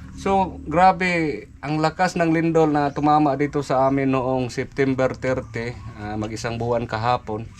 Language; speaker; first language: Filipino; non-native, local second language; Cebuano